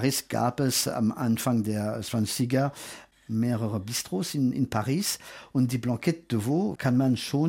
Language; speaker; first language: German; non-native, fluent; French